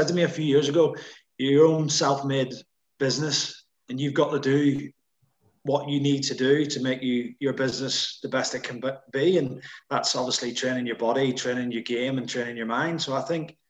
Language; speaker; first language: English; native; English